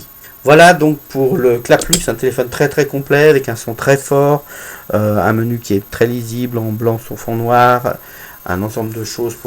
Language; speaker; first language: French; native; French